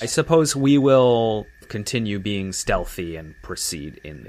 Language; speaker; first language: English; native; English